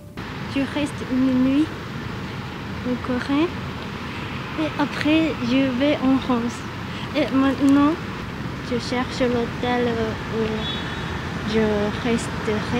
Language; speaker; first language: French; non-native, learner; Japanese